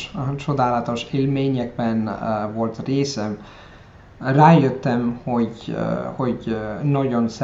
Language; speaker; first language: Hungarian; non-native, learner; Italian